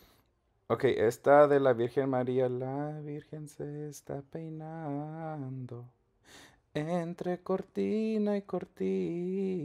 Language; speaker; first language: Spanish; early bilingual, heritage; Spanish